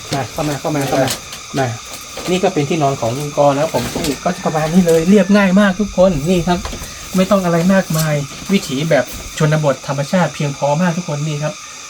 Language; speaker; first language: Thai; native; Thai